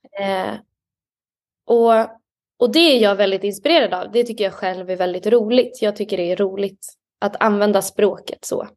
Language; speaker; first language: Swedish; native; Swedish